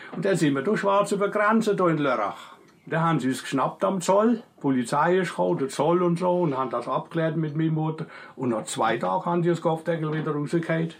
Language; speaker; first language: German; native; German